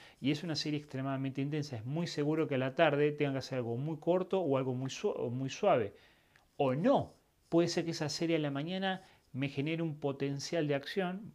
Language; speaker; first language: Spanish; native; Spanish